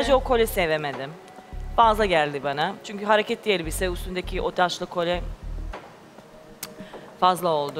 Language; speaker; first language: Turkish; non-native, fluent; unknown